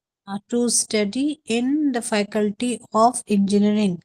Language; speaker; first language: English; non-native, learner; Urdu